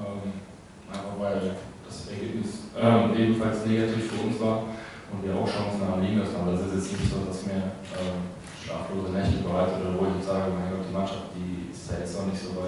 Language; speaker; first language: German; native; German